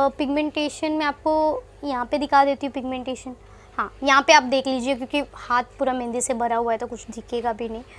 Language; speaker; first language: Hindi; non-native, local second language; Tamil